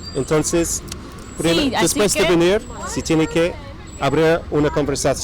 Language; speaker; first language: Spanish; non-native, fluent; English